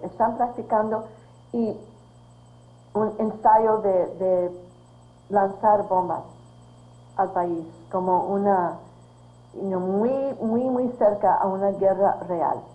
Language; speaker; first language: Spanish; early bilingual, heritage; Spanish